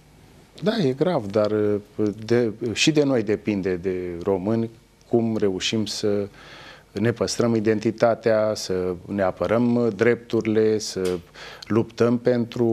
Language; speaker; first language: Romanian; native; Romanian